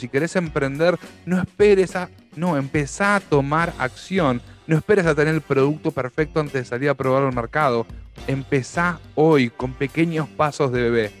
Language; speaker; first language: Spanish; native; Spanish